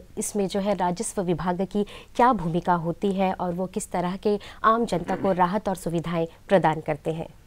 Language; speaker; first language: Hindi; native; Hindi